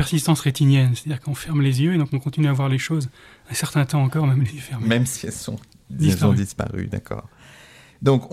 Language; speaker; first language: French; native; French